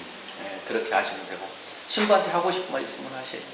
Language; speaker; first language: Korean; native; Korean